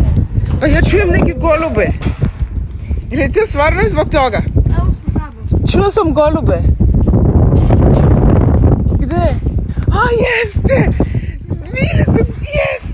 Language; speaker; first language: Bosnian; non-native, learner; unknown